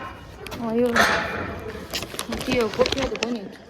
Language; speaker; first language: English; non-native, learner; Tibetan